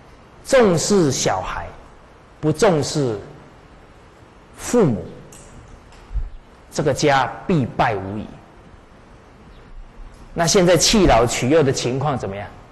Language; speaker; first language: Chinese; native; Chinese